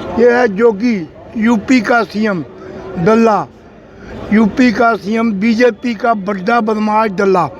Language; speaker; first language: Hindi; non-native, local second language; Punjabi